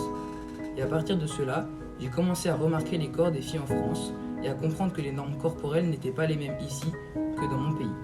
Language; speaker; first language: French; early bilingual, other home language; Portuguese